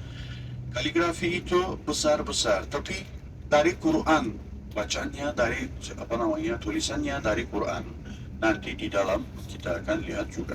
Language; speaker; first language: Indonesian; non-native, fluent; Turkish